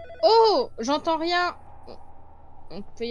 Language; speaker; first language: French; native; French